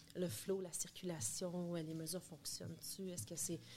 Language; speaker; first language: French; native; French